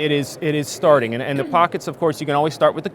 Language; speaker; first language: English; native; English